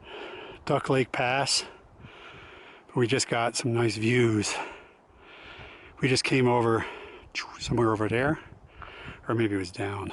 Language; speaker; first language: English; native; English